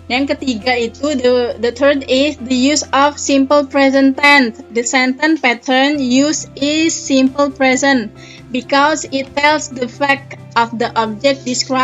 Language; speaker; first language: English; non-native, learner; Indonesian